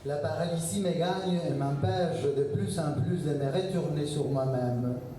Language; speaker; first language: French; non-native, fluent; Spanish